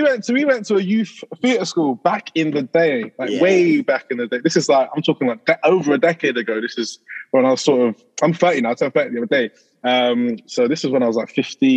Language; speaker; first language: English; native; English